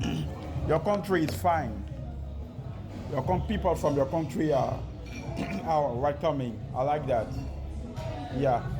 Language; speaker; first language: English; non-native, learner; French